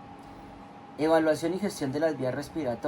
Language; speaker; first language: Spanish; native; Spanish